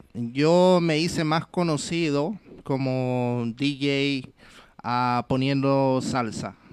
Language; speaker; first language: Spanish; early bilingual, heritage; Spanish